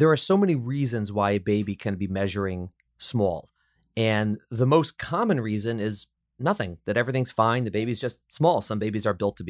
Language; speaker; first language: English; native; English